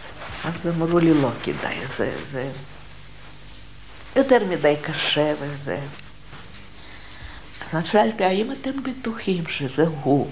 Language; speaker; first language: Hebrew; non-native, fluent; Russian